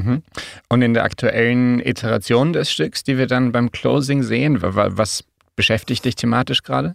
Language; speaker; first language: German; native; German